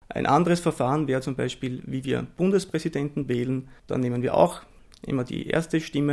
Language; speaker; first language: German; native; German